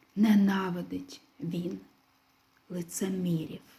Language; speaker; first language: Ukrainian; non-native, local second language; Russian